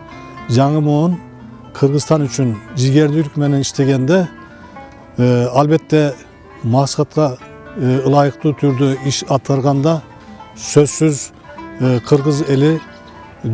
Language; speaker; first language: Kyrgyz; non-native, fluent; Turkish